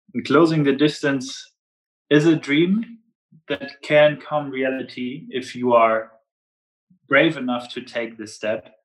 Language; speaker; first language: English; non-native, fluent; German